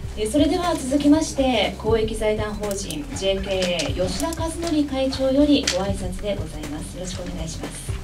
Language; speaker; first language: Japanese; native; Japanese